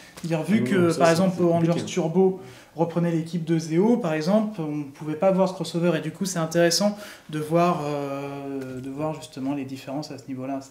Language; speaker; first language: French; native; French